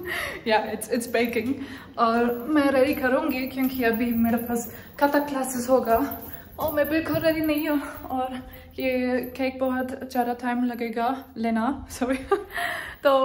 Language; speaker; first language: Hindi; non-native, learner; German